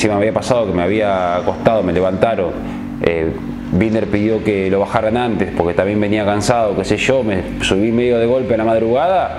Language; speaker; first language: Spanish; native; Spanish